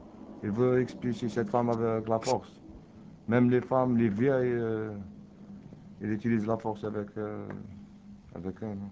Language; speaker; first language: French; non-native, learner; Arabic